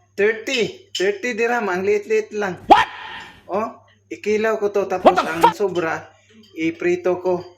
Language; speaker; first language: Filipino; non-native, local second language; Cebuano